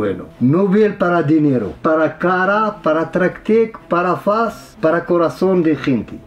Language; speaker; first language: Spanish; non-native, learner; Arabic